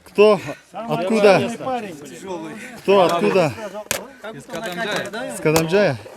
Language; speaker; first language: Russian; non-native, local second language; Kyrgyz